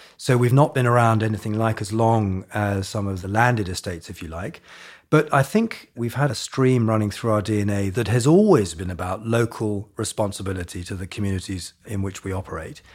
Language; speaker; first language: English; native; English